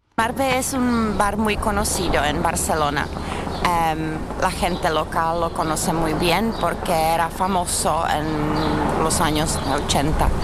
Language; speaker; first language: Spanish; non-native, fluent; Czech